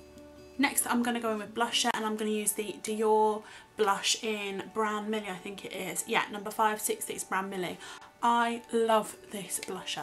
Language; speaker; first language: English; native; English